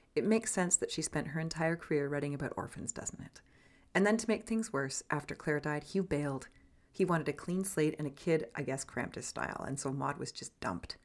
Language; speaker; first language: English; native; English